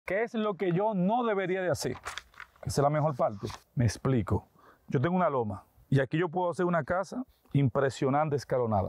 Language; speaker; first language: Spanish; native; Spanish